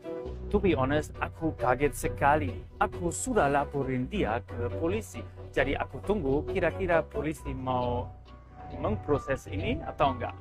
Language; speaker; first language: Indonesian; non-native, fluent; German